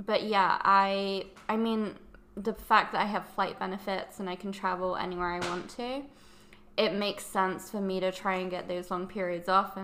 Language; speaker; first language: English; native; English